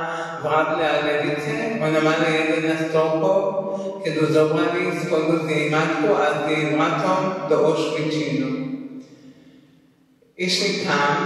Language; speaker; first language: Slovak; early bilingual, heritage; Slovak